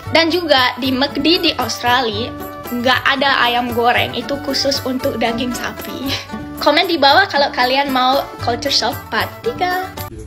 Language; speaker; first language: Indonesian; non-native, fluent; English